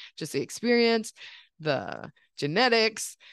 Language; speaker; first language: English; native; English